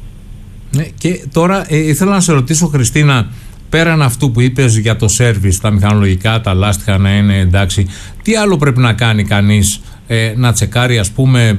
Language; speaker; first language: Greek; native; Greek